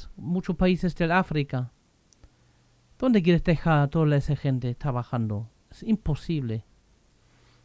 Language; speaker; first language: Spanish; non-native, fluent; German